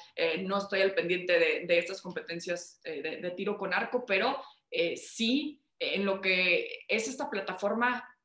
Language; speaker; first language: Spanish; early bilingual, heritage; Spanish